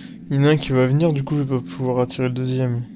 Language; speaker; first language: French; native; French